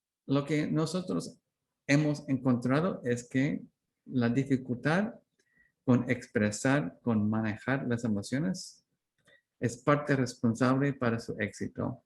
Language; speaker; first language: Spanish; non-native, learner; English